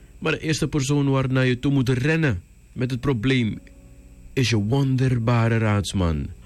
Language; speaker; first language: Dutch; native; Dutch